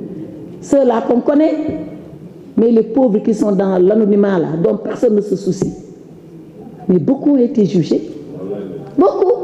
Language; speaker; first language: French; non-native, local second language; Wolof